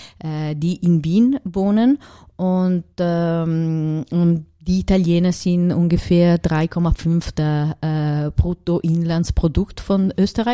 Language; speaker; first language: German; non-native, fluent; Italian